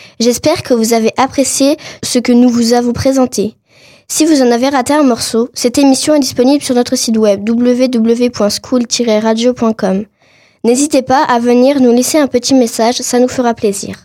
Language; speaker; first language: French; native; French